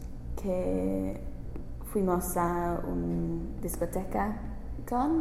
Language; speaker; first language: Spanish; non-native, learner; English